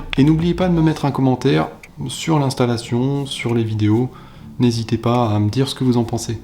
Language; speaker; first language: French; native; French